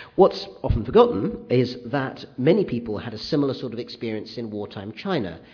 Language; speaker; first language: English; native; English